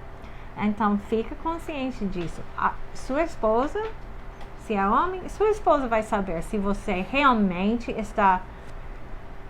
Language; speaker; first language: Portuguese; non-native, fluent; English